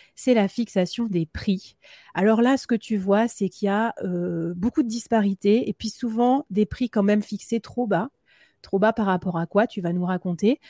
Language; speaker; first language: French; native; French